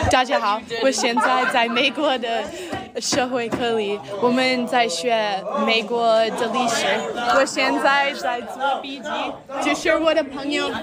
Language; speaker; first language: Chinese; non-native, learner; English